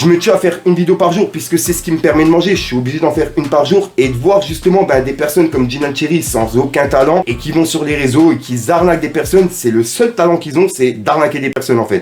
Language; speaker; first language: French; native; French